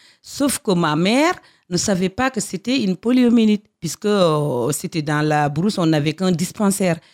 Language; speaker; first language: French; non-native, local second language; Fula